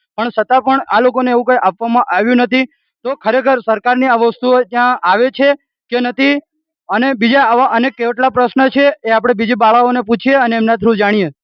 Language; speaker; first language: Gujarati; native; Gujarati